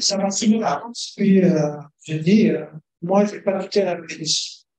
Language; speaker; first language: French; non-native, fluent; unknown